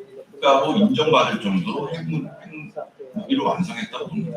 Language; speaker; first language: Korean; native; Korean